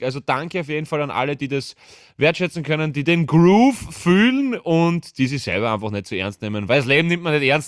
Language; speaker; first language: German; native; German